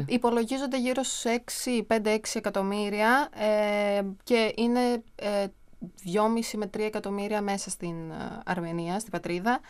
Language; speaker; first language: Greek; early bilingual, other home language; Armenian